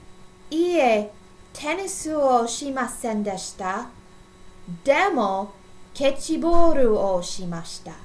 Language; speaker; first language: Japanese; non-native, learner; English